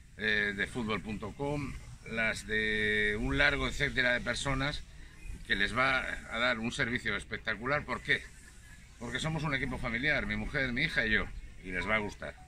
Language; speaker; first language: Spanish; native; Spanish